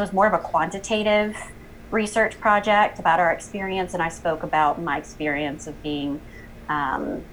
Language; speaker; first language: English; native; English